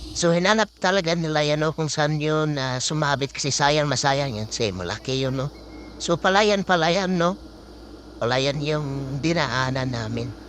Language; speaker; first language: Filipino; native; Filipino